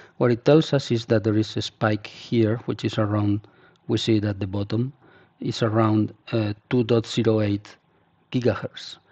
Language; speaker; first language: English; non-native, fluent; Spanish